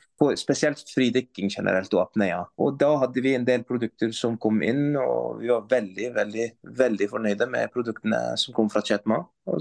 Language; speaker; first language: Norwegian; non-native, fluent; Arabic